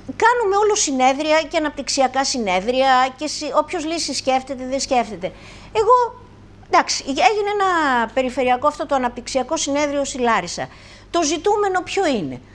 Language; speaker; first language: Greek; native; Greek